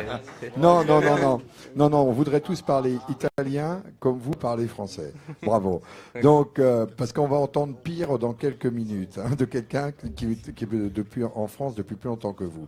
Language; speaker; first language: French; native; French